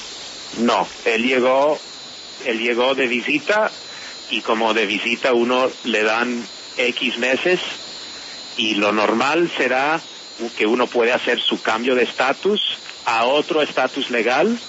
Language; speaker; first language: Spanish; non-native, fluent; English